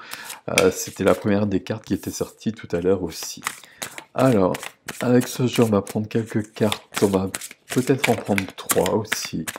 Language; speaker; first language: French; native; French